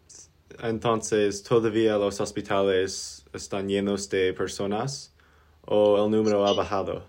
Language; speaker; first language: Spanish; non-native, learner; English